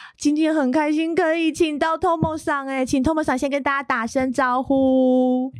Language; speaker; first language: Chinese; native; Chinese